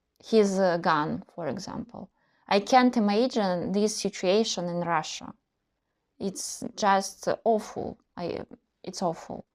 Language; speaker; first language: English; non-native, learner; Russian